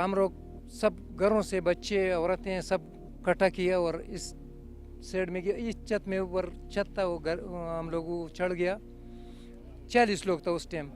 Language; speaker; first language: Hindi; non-native, local second language; Pashto